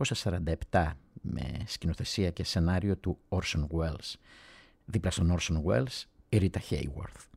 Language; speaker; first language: Greek; native; Greek